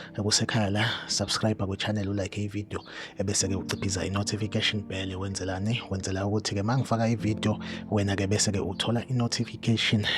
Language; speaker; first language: Zulu; native; Zulu